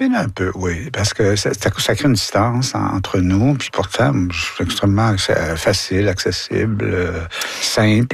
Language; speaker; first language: French; native; French